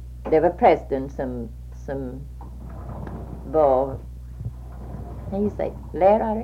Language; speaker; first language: Swedish; early bilingual, heritage; Swedish